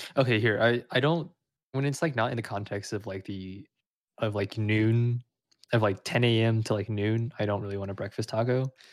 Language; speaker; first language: English; early bilingual, other home language; Vietnamese